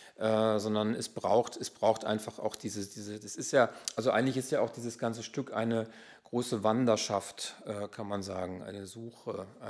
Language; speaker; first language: German; native; German